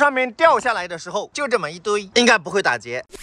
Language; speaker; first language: Chinese; native; Chinese